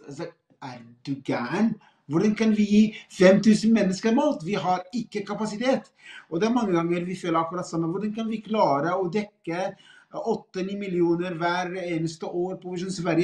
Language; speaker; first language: Swedish; non-native, fluent; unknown